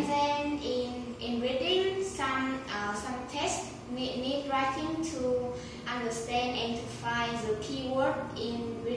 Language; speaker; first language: English; non-native, learner; Vietnamese